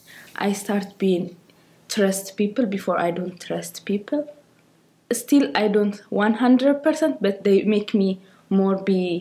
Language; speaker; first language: English; non-native, learner; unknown